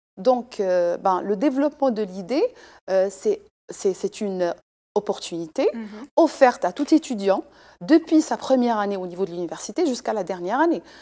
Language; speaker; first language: French; non-native, local second language; Arabic